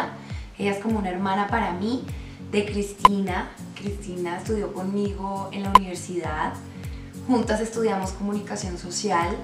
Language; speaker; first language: Spanish; native; Spanish